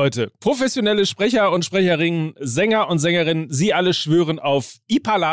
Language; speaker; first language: German; native; German